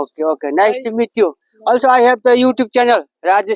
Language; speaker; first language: English; non-native, learner; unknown